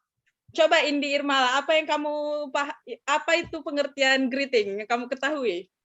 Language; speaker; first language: Indonesian; native; Indonesian